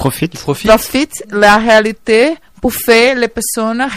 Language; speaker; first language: French; non-native, learner; Portuguese